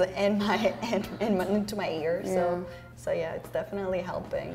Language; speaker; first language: English; non-native, fluent; Serbian